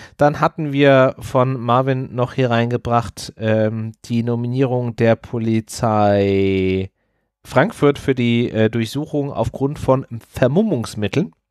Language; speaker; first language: German; native; German